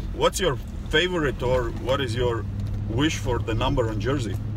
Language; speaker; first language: English; non-native, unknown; Latvian